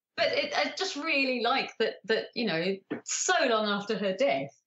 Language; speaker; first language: English; native; English